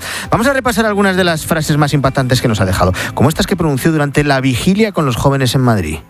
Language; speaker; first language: Spanish; native; Spanish